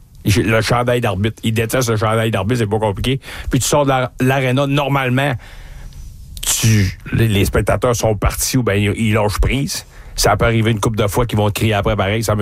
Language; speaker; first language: French; native; French